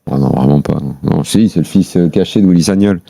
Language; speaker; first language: French; native; French